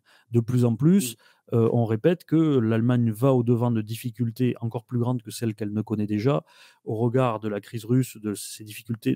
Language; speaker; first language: French; native; French